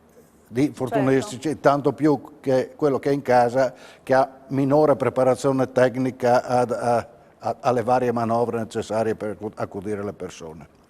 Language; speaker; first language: Italian; native; Italian